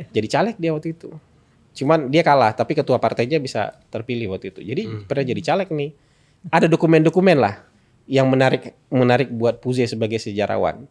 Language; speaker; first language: Indonesian; non-native, local second language; Minangkabau